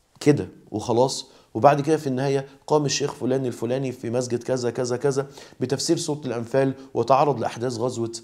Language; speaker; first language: Arabic; native; Arabic